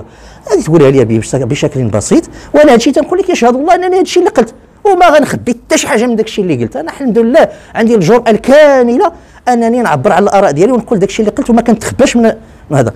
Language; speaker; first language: Arabic; native; Arabic